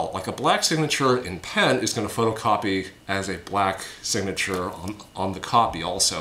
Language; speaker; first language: English; native; English